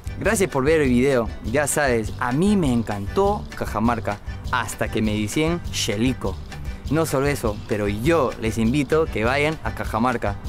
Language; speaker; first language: Spanish; non-native, fluent; English